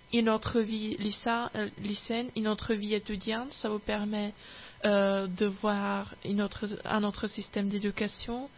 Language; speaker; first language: French; non-native, fluent; Czech